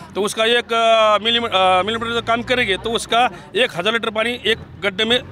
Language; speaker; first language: Hindi; non-native, local second language; Marathi